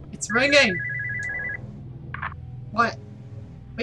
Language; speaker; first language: English; native; English